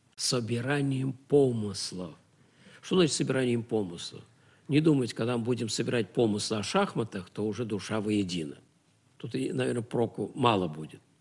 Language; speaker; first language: Russian; native; Russian